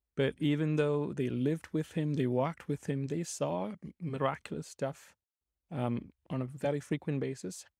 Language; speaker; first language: English; non-native, local second language; Malayalam